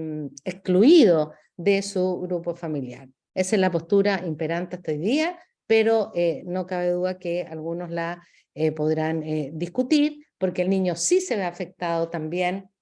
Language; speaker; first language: Spanish; native; Spanish